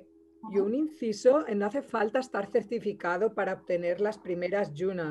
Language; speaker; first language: Spanish; non-native, learner; Portuguese